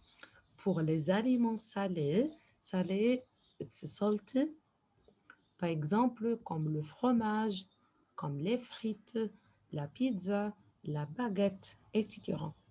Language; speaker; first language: French; non-native, fluent; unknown